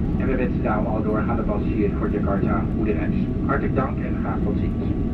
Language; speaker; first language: Dutch; native; Dutch